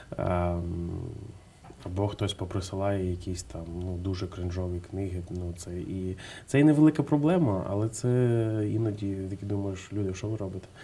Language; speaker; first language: Ukrainian; native; Ukrainian